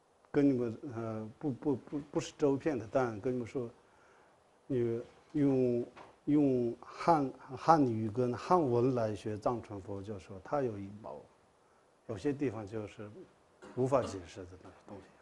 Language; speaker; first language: Chinese; non-native, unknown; Tibetan